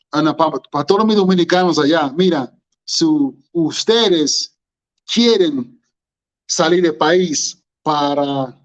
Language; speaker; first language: Spanish; non-native, learner; English